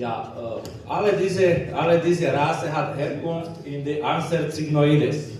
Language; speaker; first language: German; non-native, learner; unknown